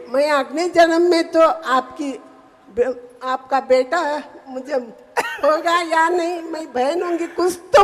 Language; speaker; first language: Hindi; non-native, local second language; Kannada